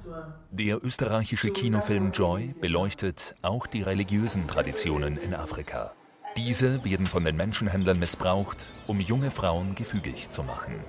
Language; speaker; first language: German; native; German